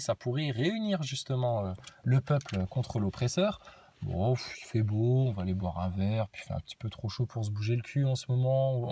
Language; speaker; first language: French; native; French